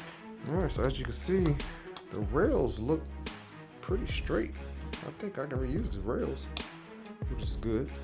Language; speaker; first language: English; native; English